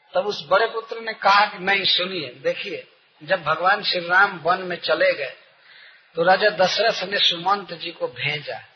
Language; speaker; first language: Hindi; native; Hindi